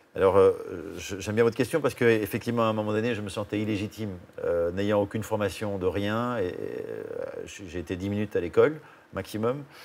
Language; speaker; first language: French; native; French